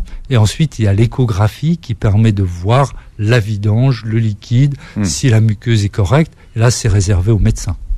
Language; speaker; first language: French; native; French